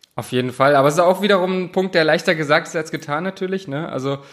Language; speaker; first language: German; native; German